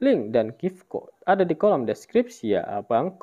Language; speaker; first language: Indonesian; native; Indonesian